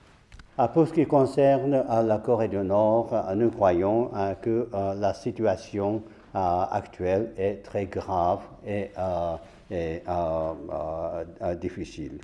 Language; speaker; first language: French; non-native, fluent; Japanese